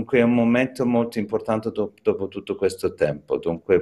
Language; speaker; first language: Italian; non-native, learner; English